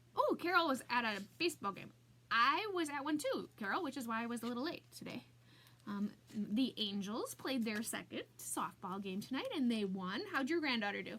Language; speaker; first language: English; native; English